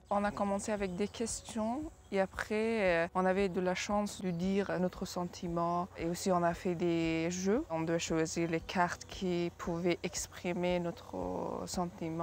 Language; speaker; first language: French; non-native, learner; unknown